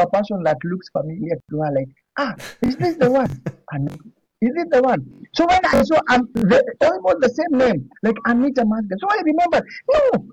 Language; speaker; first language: English; non-native, local second language; Swahili